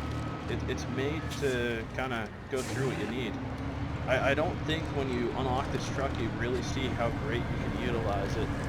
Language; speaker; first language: English; native; English